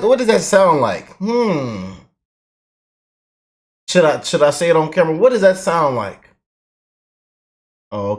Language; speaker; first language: English; native; English